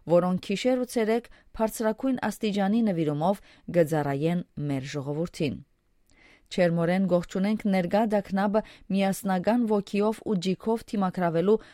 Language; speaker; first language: Armenian; early bilingual, heritage; Armenian